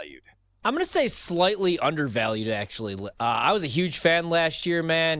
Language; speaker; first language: English; native; English